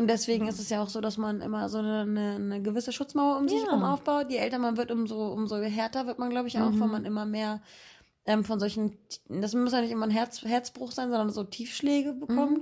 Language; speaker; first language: German; native; German